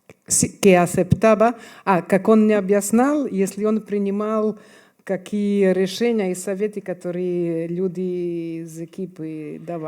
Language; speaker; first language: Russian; non-native, fluent; Serbian